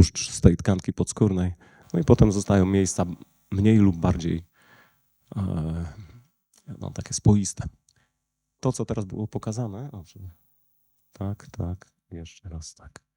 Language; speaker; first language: Polish; native; Polish